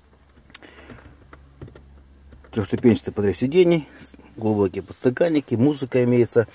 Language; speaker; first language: Russian; native; Russian